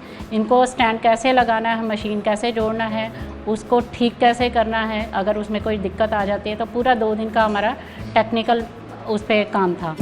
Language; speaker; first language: Hindi; native; Hindi